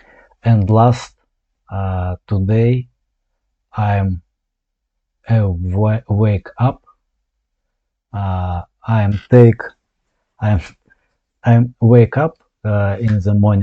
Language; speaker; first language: English; non-native, learner; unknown